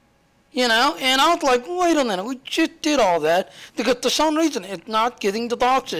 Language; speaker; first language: English; native; English